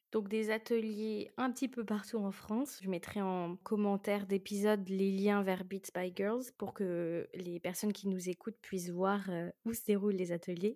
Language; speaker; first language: French; native; French